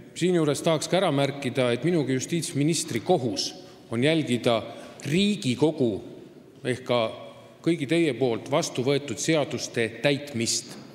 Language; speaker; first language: Estonian; native; Estonian